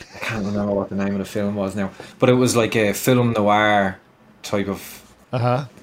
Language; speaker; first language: English; native; English